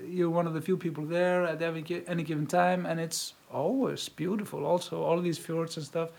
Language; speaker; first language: English; non-native, fluent; Icelandic